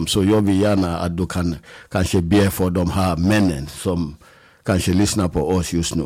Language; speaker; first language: Swedish; non-native, fluent; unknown